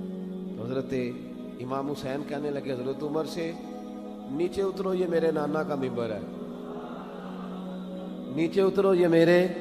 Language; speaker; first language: Urdu; native; Urdu